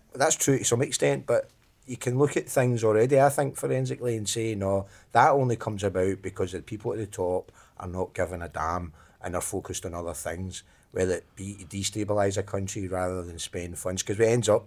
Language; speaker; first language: English; native; English